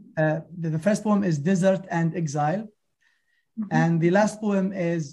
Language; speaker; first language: English; non-native, fluent; Arabic